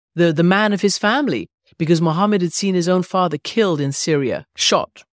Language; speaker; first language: English; early bilingual, other home language; Persian